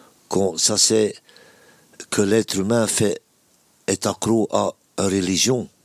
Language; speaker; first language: French; non-native, local second language; Dutch